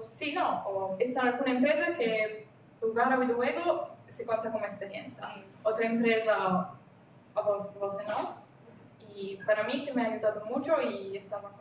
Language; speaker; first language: Spanish; non-native, learner; Italian